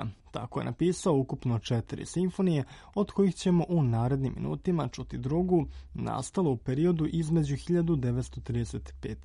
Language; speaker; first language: Croatian; native; Croatian